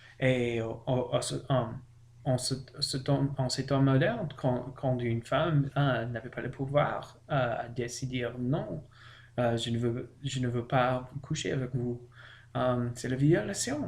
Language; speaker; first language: French; non-native, learner; English